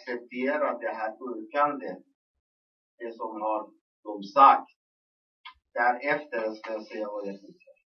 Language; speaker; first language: Swedish; non-native, local second language; Persian